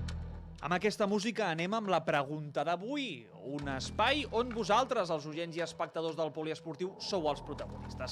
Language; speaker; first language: Catalan; native; Catalan